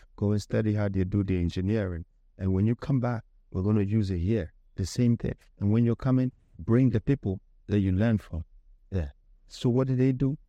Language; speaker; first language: English; non-native, local second language; Akan